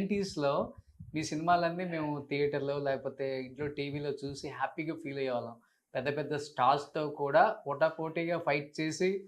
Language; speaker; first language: Telugu; native; Telugu